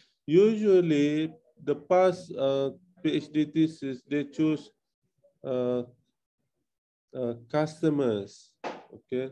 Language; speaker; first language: English; non-native, local second language; Malay